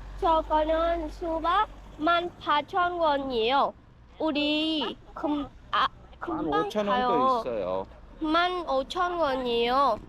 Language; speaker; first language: Korean; non-native, learner; Vietnamese